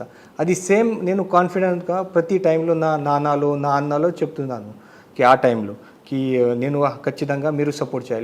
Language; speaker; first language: Telugu; non-native, learner; Marathi